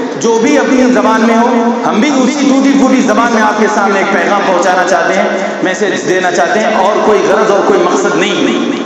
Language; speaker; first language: Urdu; non-native, local second language; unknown